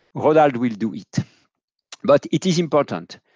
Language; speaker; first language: English; non-native, fluent; French